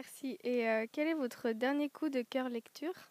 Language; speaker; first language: French; native; French